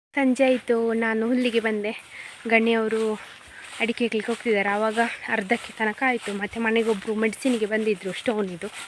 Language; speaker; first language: Kannada; native; Kannada